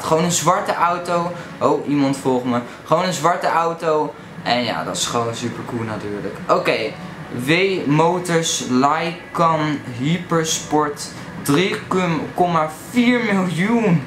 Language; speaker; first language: Dutch; native; Dutch